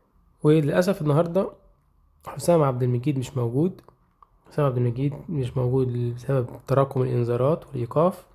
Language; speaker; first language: Arabic; native; Arabic